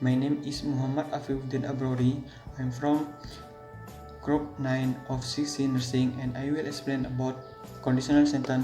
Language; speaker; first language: English; non-native, learner; Indonesian